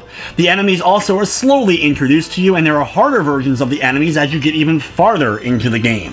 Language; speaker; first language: English; native; English